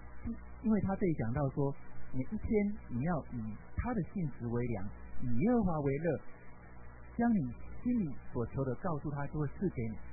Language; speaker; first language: Chinese; native; Chinese